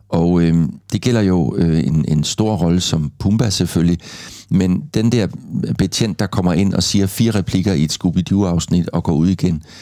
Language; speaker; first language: Danish; native; Danish